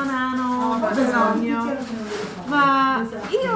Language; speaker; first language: Italian; non-native, learner; English